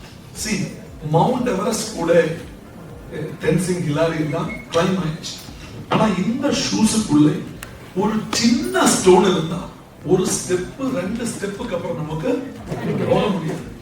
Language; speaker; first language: Tamil; non-native, local second language; Malayalam